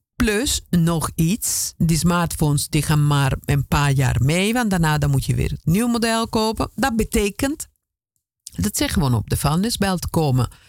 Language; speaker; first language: Dutch; non-native, fluent; Italian